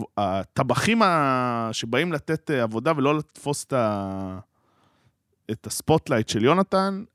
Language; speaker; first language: Hebrew; native; Hebrew